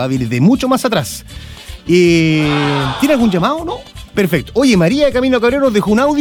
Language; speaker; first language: Spanish; native; Spanish